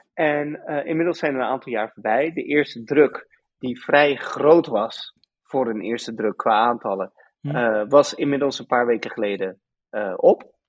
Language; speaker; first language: Dutch; early bilingual, other home language; Persian